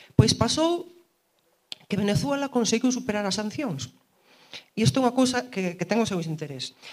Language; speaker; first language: Galician; early bilingual, other home language; Spanish